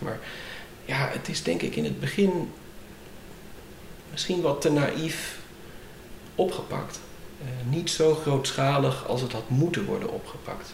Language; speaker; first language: Dutch; native; Dutch